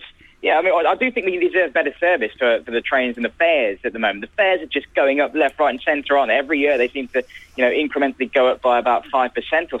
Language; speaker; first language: English; native; English